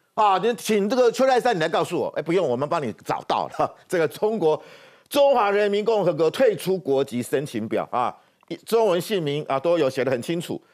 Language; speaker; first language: Chinese; native; Chinese